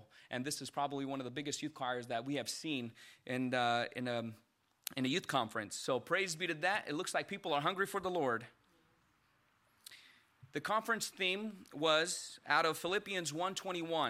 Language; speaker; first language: English; early bilingual, other home language; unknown